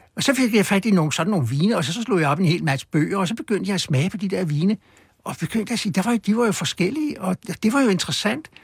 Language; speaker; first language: Danish; native; Danish